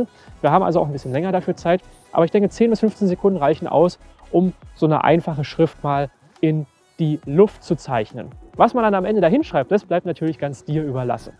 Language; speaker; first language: German; native; German